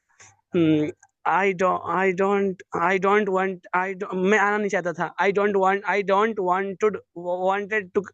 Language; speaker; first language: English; non-native, learner; Hindi